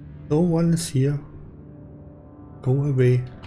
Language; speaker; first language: English; non-native, learner; German